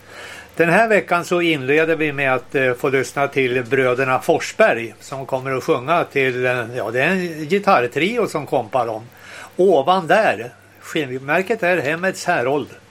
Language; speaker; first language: Swedish; native; Swedish